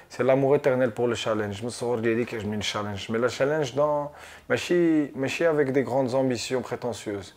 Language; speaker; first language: French; early bilingual, other home language; Arabic